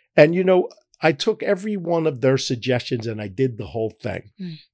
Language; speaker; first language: English; native; English